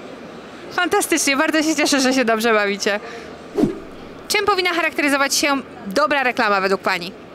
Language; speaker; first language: Polish; native; Polish